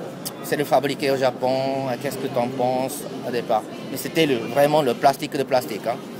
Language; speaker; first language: French; non-native, learner; Japanese